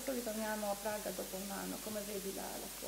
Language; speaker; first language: Italian; non-native, fluent; Albanian